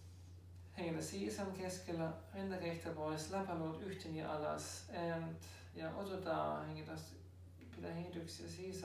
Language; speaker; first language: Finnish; non-native, learner; German